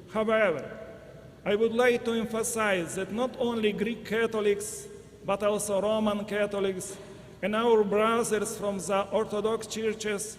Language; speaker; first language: English; non-native, fluent; Ukrainian